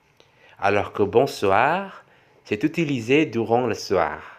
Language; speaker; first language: French; non-native, fluent; Javanese